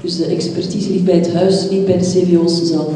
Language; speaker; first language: Dutch; native; Dutch